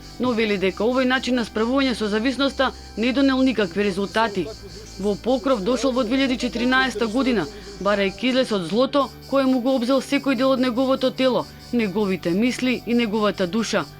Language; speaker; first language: Macedonian; native; Macedonian